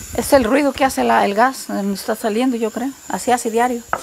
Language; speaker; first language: Spanish; native; Spanish